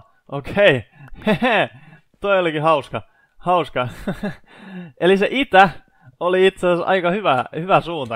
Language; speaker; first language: Finnish; native; Finnish